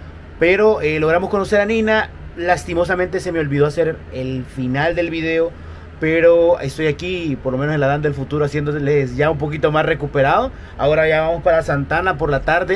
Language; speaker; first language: Spanish; native; Spanish